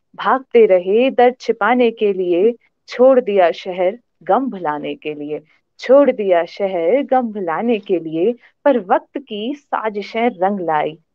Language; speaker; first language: Hindi; native; Hindi